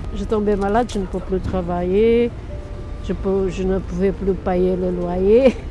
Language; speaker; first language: French; non-native, learner; Portuguese